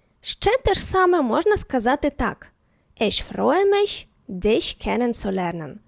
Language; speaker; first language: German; non-native, fluent; Ukrainian